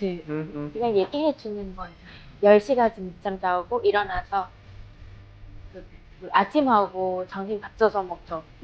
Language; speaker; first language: Korean; non-native, fluent; Vietnamese